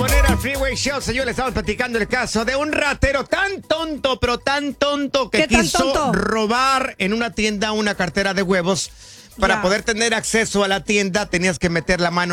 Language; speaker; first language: Spanish; early bilingual, heritage; Spanish